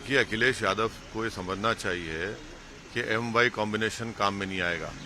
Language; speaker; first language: Hindi; native; Hindi